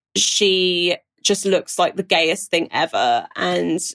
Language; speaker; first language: English; native; English